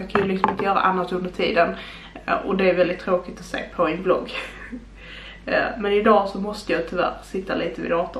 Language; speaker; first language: Swedish; native; Swedish